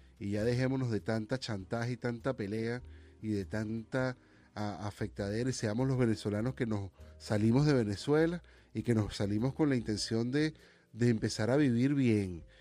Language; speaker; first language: Spanish; native; Spanish